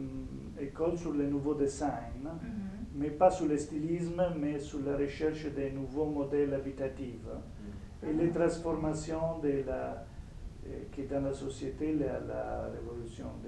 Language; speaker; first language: French; non-native, fluent; Italian